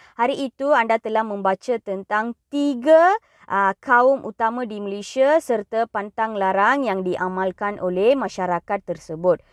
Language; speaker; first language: Malay; non-native, local second language; Tamil